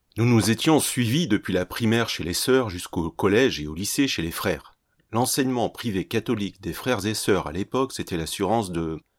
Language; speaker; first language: French; native; French